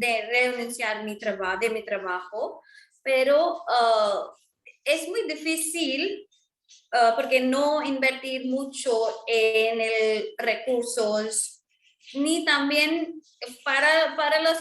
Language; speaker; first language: Spanish; non-native, fluent; Marwari